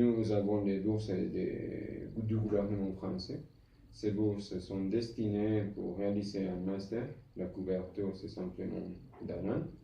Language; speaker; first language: French; non-native, fluent; Spanish